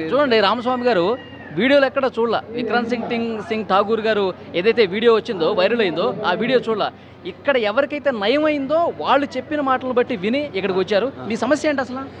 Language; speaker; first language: Telugu; native; Telugu